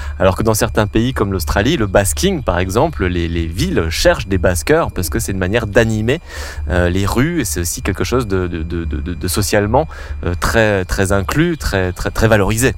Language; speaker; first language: French; native; French